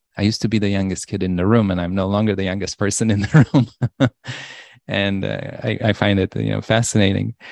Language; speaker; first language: English; non-native, fluent; Polish